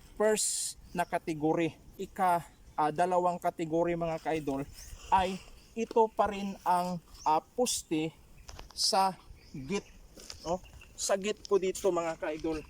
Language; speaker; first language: Filipino; non-native, local second language; Waray